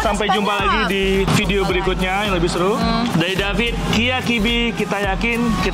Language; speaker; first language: Indonesian; native; Indonesian